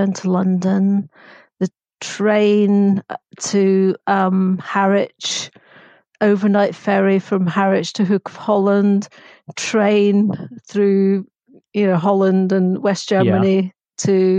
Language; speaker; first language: English; native; English